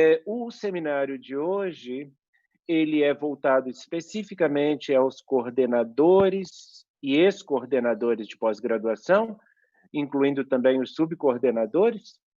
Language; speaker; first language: Portuguese; native; Portuguese